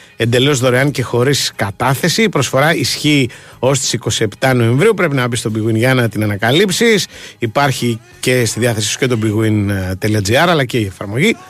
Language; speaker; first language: Greek; native; Greek